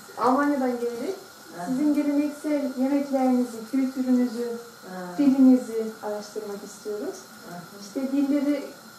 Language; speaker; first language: Turkish; early bilingual, heritage; Turkish